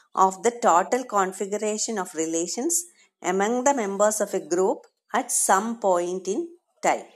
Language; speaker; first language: English; non-native, local second language; Malayalam